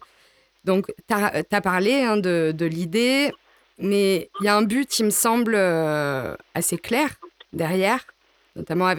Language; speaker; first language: French; native; French